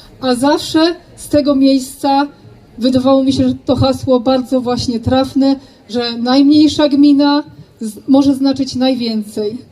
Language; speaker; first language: Polish; native; Polish